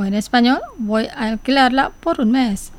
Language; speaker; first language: Spanish; non-native, fluent; Indonesian